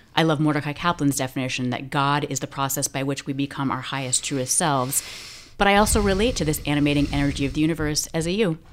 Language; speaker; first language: English; native; English